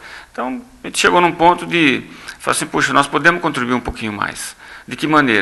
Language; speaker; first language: Portuguese; native; Portuguese